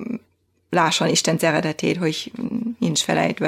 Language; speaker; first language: Hungarian; non-native, fluent; German